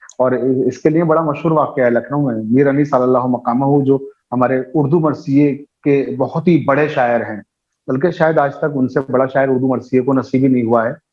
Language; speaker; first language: Urdu; native; Urdu